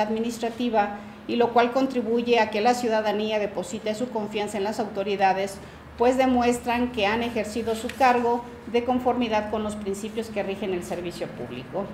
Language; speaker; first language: Spanish; native; Spanish